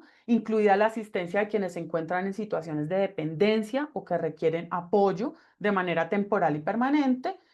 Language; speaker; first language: Spanish; native; Spanish